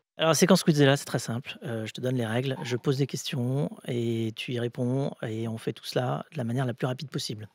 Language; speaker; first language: French; native; French